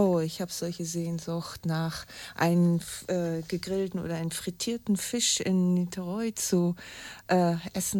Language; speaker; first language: German; native; German